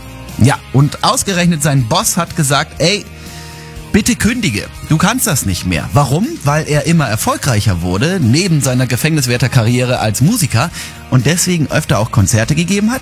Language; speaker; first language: German; native; German